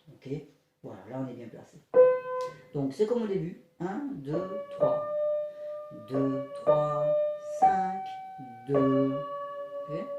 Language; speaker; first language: French; native; French